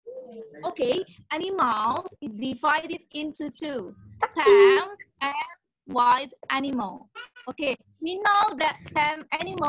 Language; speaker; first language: English; non-native, learner; Indonesian